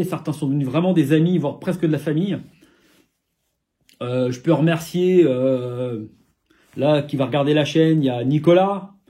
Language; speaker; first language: French; native; French